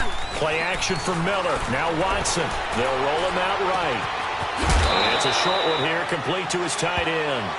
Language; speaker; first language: English; native; English